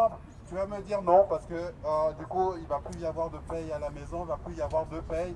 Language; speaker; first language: French; native; French